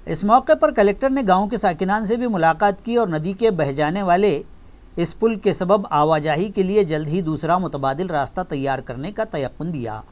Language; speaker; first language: Urdu; native; Urdu